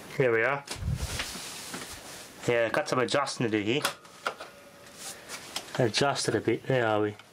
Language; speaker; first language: English; native; English